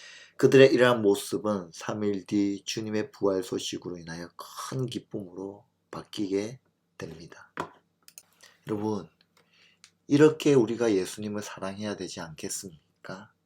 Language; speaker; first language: Korean; native; Korean